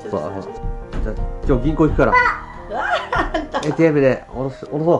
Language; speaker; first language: Japanese; native; Japanese